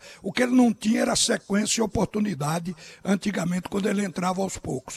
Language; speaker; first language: Portuguese; native; Portuguese